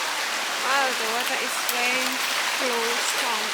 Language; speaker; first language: English; non-native, learner; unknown